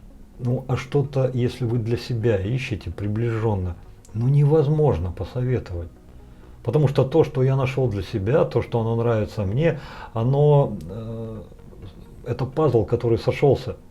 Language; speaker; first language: Russian; native; Russian